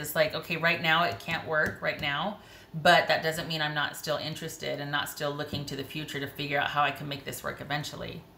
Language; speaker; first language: English; native; English